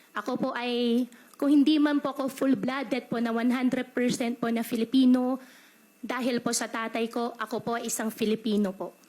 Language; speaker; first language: Filipino; native; Filipino